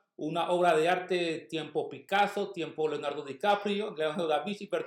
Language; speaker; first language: Spanish; native; Spanish